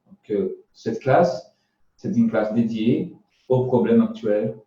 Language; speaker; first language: French; non-native, fluent; Portuguese